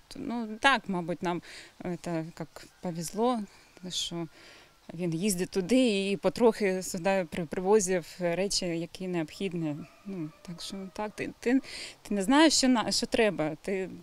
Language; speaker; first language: Ukrainian; non-native, local second language; Russian